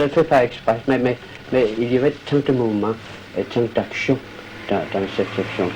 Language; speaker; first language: French; non-native, fluent; Danish